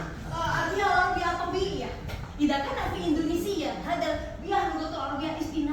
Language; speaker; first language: Arabic; non-native, learner; Indonesian